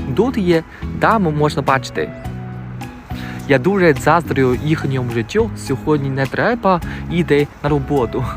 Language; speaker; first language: Ukrainian; non-native, learner; Chinese